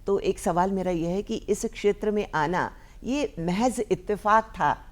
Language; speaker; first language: Hindi; non-native, local second language; Marathi